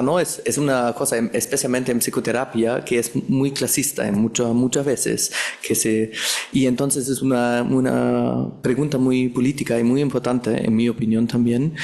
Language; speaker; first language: Spanish; non-native, fluent; German